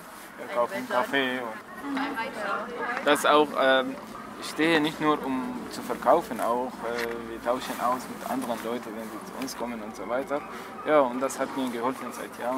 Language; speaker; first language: German; non-native, learner; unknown